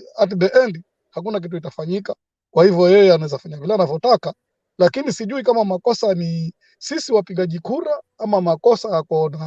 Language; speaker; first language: Swahili; native; Swahili